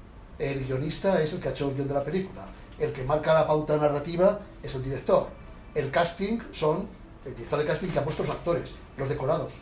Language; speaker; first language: Spanish; native; Spanish